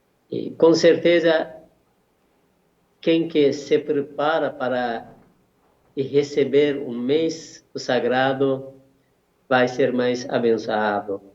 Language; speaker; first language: Portuguese; non-native, learner; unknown